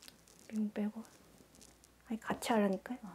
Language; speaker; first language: Korean; native; Korean